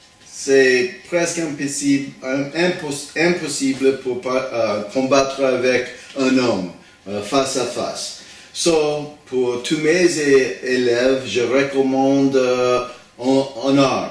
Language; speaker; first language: French; non-native, learner; English